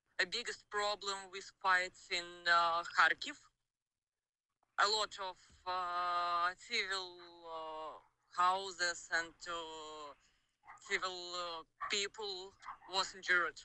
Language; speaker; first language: English; non-native, learner; Ukrainian